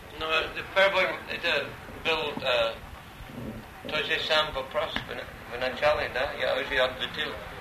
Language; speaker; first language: Russian; non-native, learner; English